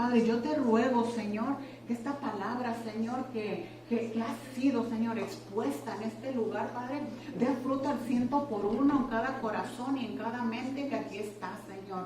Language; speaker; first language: Spanish; native; Spanish